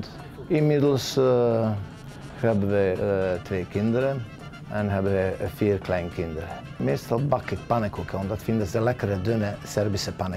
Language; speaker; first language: Dutch; non-native, fluent; Serbian